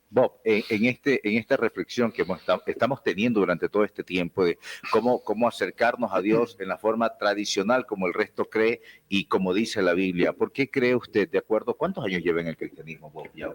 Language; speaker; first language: Spanish; native; Spanish